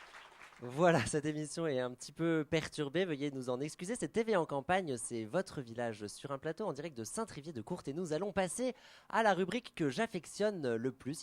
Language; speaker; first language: French; native; French